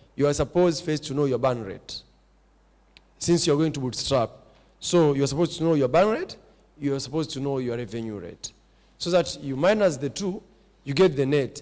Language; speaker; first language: English; non-native, local second language; Swahili